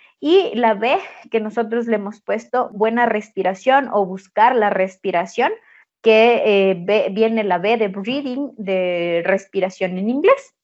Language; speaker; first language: Spanish; native; Spanish